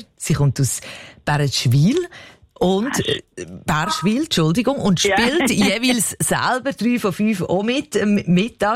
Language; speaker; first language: German; native; German